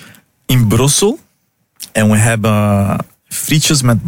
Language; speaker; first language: Dutch; non-native, fluent; Portuguese